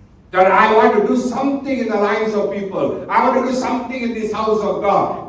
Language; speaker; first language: English; non-native, local second language; Tamil